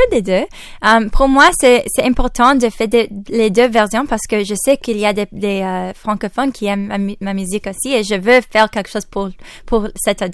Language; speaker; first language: French; non-native, local second language; English